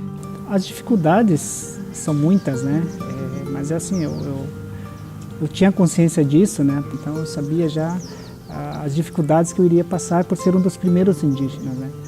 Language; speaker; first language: Portuguese; non-native, local second language; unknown